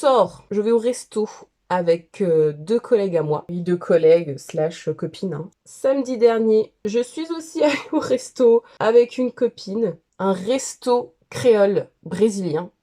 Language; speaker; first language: French; native; French